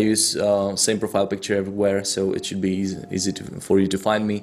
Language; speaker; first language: English; non-native, fluent; Czech